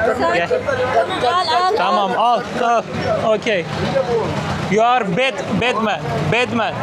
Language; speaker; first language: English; non-native, learner; Turkish